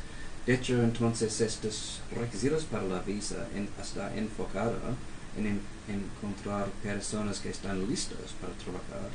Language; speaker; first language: Spanish; non-native, fluent; English